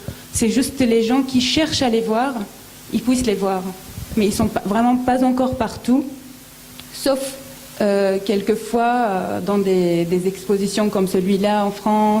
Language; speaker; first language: French; non-native, fluent; Arabic